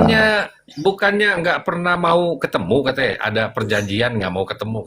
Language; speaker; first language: Indonesian; native; Indonesian